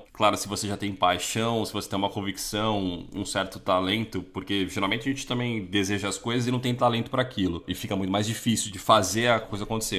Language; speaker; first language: Portuguese; native; Portuguese